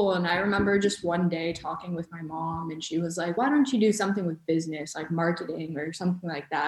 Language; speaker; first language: English; early bilingual, other home language; Bosnian